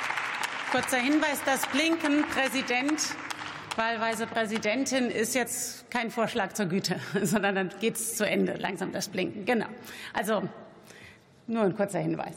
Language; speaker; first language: German; native; German